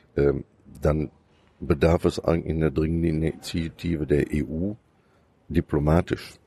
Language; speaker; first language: German; native; German